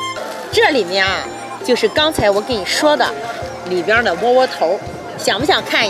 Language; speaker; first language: Chinese; native; Chinese